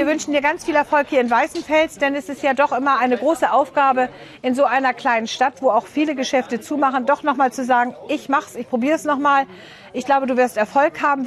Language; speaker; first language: German; native; German